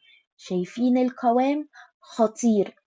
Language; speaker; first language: Arabic; native; Arabic